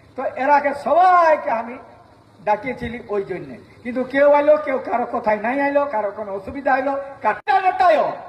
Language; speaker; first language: Bangla; native; Bangla